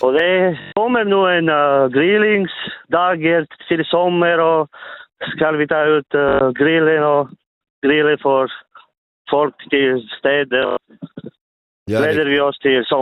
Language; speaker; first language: Norwegian; non-native, local second language; Northern Sami